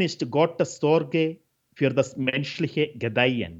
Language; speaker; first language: German; non-native, fluent; Malayalam